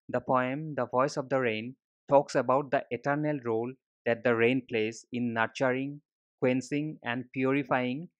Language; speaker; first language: English; non-native, local second language; Assamese